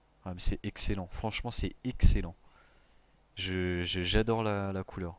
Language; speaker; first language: French; native; French